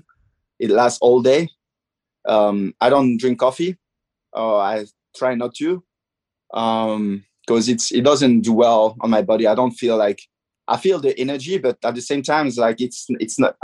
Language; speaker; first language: English; non-native, fluent; French